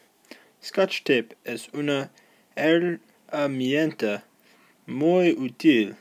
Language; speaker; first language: Spanish; non-native, learner; English